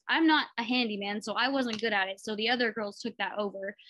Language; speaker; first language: English; native; English